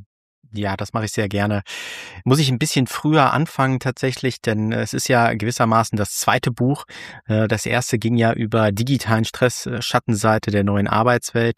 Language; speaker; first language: German; native; German